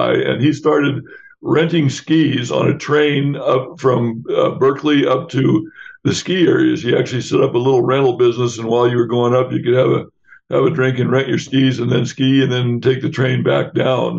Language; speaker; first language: English; native; English